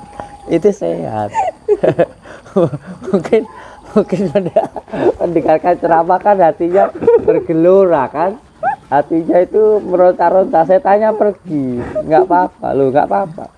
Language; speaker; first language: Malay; non-native, local second language; Javanese